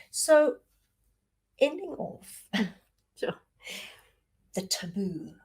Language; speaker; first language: English; native; English